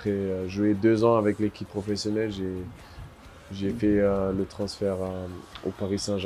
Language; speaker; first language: French; non-native, fluent; German